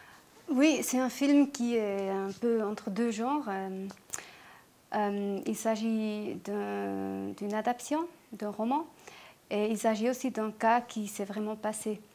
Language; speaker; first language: French; non-native, local second language; German